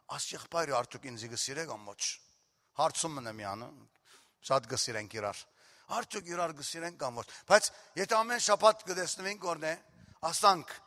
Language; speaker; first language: Armenian; early bilingual, heritage; Armenian